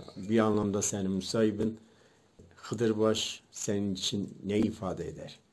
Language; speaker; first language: Turkish; non-native, local second language; Zaza